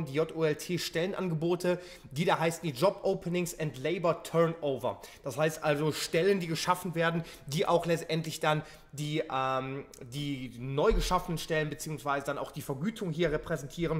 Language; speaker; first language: German; native; German